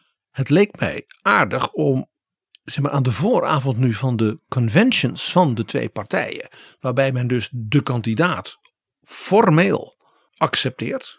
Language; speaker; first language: Dutch; native; Dutch